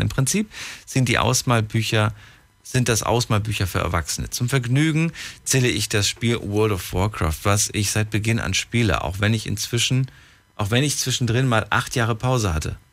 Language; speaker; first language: German; native; German